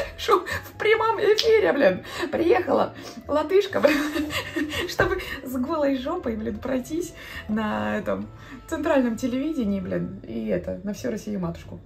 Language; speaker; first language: Russian; non-native, local second language; Latvian